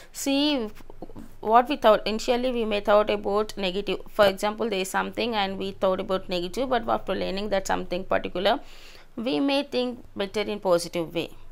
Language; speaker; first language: English; non-native, local second language; Telugu